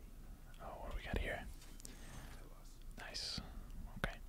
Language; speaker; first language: English; native; English